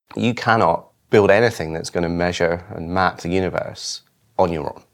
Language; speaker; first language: English; native; English